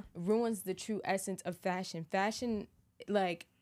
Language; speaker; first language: English; native; English